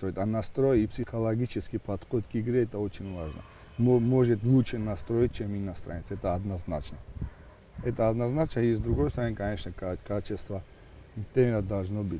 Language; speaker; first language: Russian; non-native, local second language; Georgian